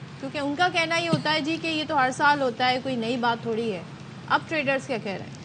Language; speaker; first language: Urdu; native; Urdu